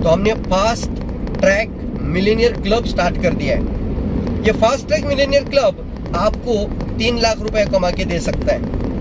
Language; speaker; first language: Hindi; non-native, local second language; Marathi